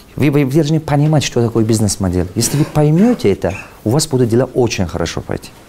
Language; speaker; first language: Russian; non-native, local second language; Tajik